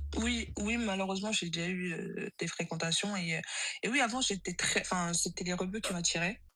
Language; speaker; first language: French; early bilingual, other home language; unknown